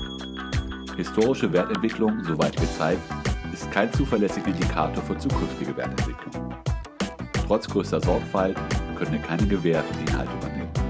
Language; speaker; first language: German; native; German